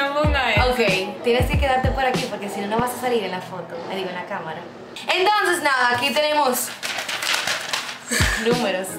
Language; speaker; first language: Spanish; native; Spanish